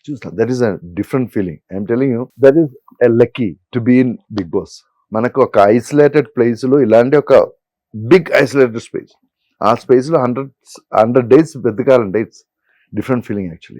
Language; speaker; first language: Telugu; non-native, learner; Malayalam